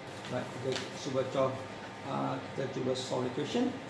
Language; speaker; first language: English; non-native, local second language; Malay